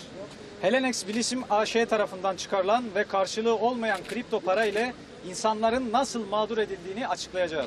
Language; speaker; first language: Turkish; native; Turkish